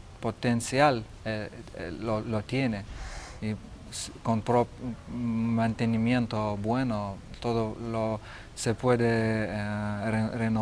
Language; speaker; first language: Spanish; non-native, learner; Lithuanian